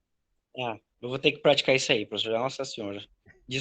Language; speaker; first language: Portuguese; native; Portuguese